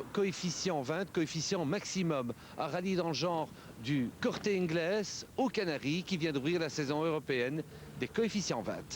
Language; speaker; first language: French; native; French